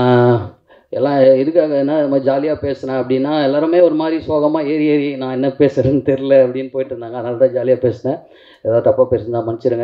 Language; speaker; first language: Tamil; native; Tamil